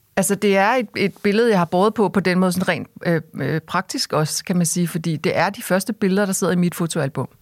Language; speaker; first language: Danish; early bilingual, other home language; Korean